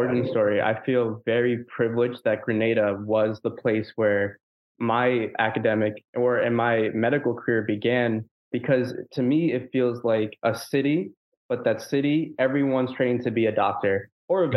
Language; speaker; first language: English; native; English